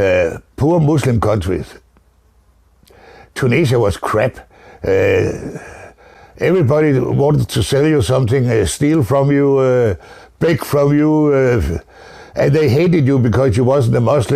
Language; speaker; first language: English; non-native, fluent; Danish